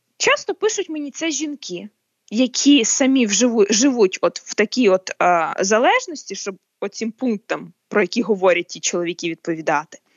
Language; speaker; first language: Ukrainian; native; Ukrainian